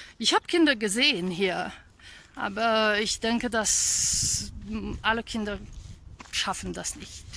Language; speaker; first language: German; non-native, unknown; Hungarian